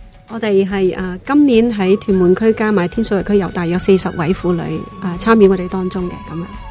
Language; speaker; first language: Cantonese; non-native, fluent; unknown